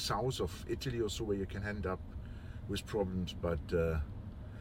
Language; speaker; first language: English; non-native, fluent; German